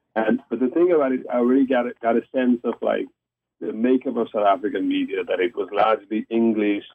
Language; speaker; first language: English; non-native, local second language; Afrikaans